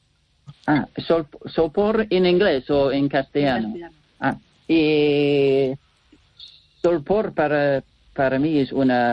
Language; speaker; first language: Spanish; non-native, learner; English